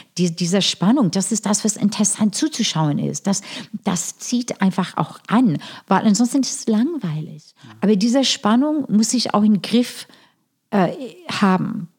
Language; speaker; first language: German; non-native, fluent; English